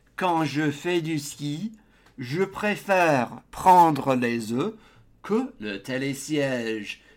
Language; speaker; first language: French; non-native, fluent; English